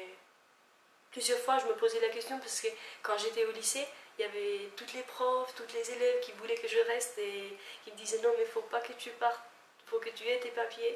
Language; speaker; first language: French; non-native, fluent; Albanian